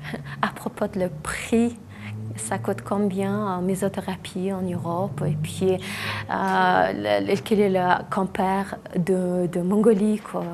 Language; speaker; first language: French; non-native, learner; Mongolian